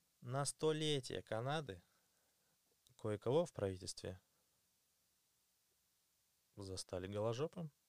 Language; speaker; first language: Russian; native; Russian